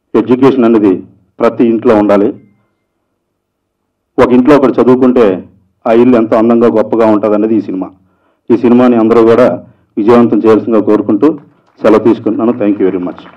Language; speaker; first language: Telugu; native; Telugu